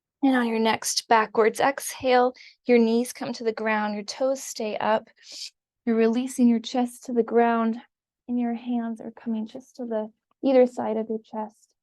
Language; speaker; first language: English; native; English